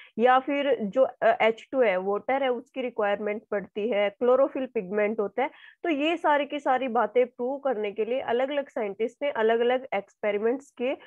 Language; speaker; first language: Hindi; native; Hindi